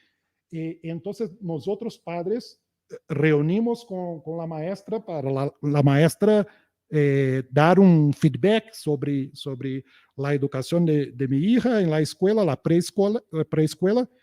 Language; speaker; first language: Spanish; non-native, fluent; Portuguese